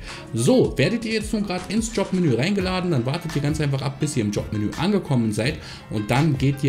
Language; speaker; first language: German; native; German